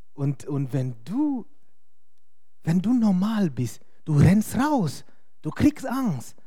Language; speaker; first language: German; non-native, fluent; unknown